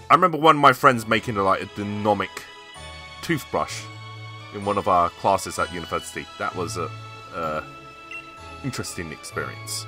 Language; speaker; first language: English; native; English